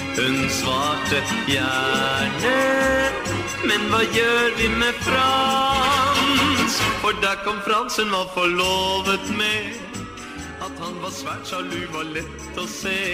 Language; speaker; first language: Norwegian; native; Norwegian